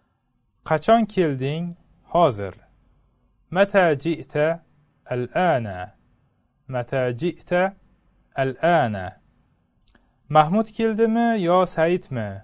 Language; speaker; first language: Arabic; non-native, fluent; Uzbek